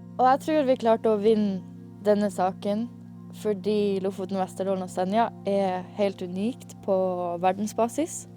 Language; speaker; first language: Norwegian; native; Norwegian